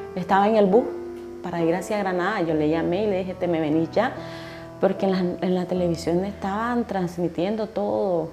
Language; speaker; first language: Spanish; native; Spanish